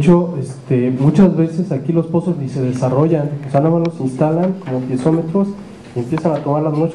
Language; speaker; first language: Spanish; native; Spanish